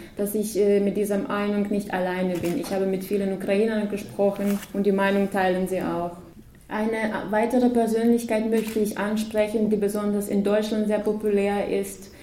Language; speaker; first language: German; non-native, fluent; Ukrainian